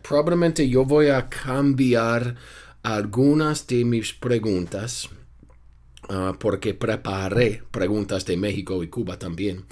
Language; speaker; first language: Spanish; non-native, fluent; English